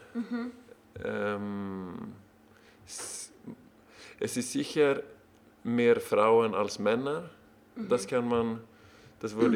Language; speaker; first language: German; non-native, learner; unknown